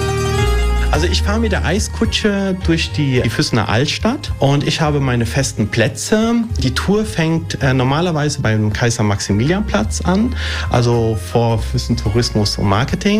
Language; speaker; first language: German; early bilingual, other home language; Italian